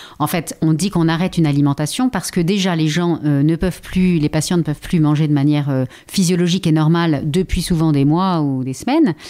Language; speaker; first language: French; native; French